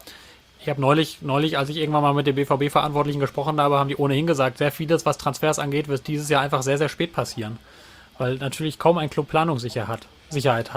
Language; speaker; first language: German; native; German